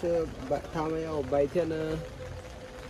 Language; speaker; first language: Chinese; non-native, learner; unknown